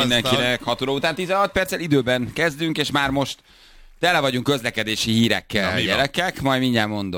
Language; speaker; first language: Hungarian; native; Hungarian